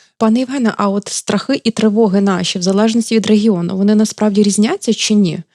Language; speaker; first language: Ukrainian; native; Ukrainian